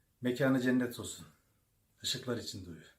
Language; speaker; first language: Turkish; native; Turkish